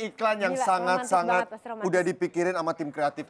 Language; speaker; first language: Indonesian; native; Indonesian